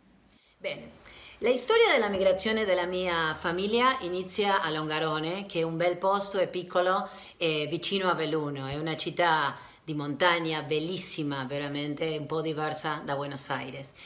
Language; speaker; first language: Italian; non-native, learner; Spanish